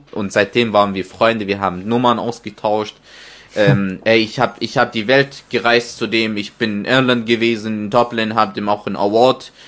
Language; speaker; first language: German; non-native, fluent; Arabic